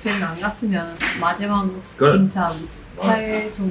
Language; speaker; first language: Korean; non-native, fluent; Swedish